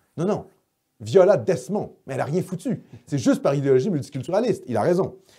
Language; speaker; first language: French; native; French